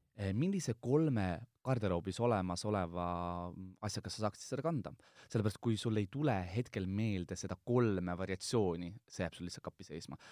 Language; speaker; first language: Estonian; non-native, local second language; Russian